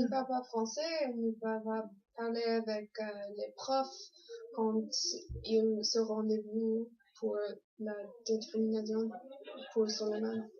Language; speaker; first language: French; non-native, learner; English